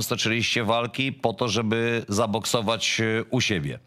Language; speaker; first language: Polish; native; Polish